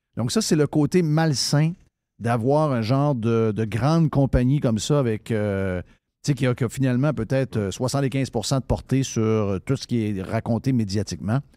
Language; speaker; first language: French; native; French